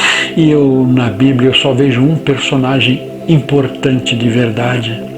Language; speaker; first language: Portuguese; native; Portuguese